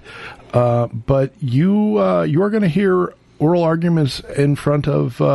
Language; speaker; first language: English; native; English